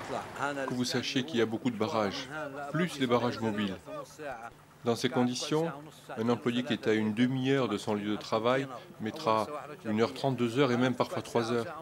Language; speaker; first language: French; native; French